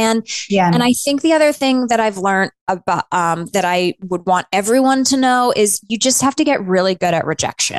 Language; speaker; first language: English; native; English